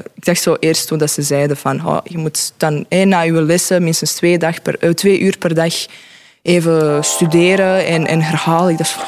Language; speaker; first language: Dutch; non-native, fluent; Croatian